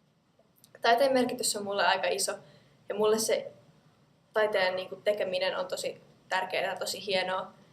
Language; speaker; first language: Finnish; native; Finnish